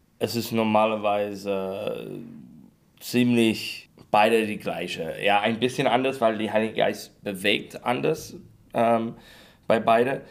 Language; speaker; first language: German; non-native, learner; English